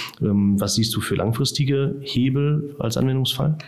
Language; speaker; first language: German; native; German